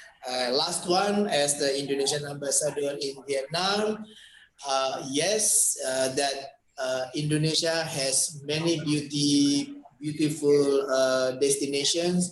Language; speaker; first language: English; non-native, fluent; Indonesian